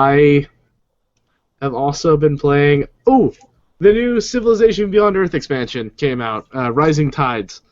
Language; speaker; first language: English; native; English